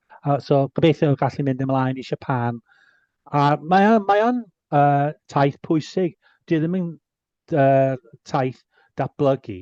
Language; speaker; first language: Welsh; native; Welsh